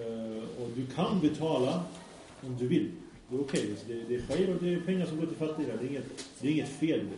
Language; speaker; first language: Swedish; early bilingual, other home language; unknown